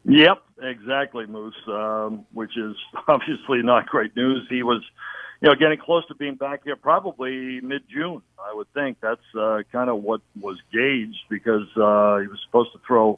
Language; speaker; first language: English; native; English